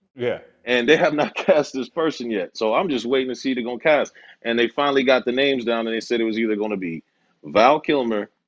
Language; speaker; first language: English; native; English